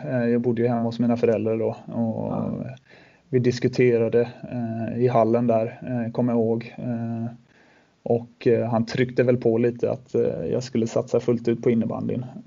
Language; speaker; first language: Swedish; native; Swedish